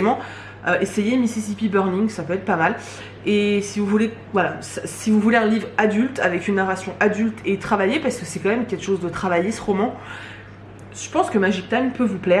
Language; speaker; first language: French; native; French